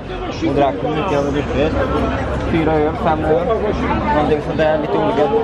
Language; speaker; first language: Swedish; native; Swedish